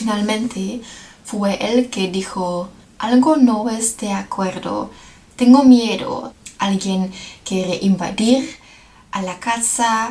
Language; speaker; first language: Spanish; non-native, learner; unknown